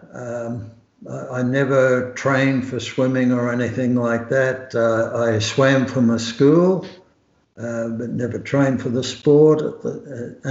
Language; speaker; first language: English; native; English